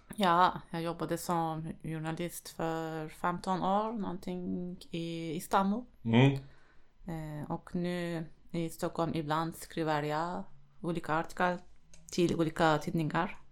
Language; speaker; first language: Swedish; non-native, learner; Turkish